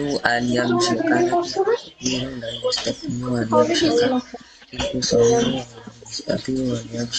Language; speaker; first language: Arabic; non-native, learner; Bangla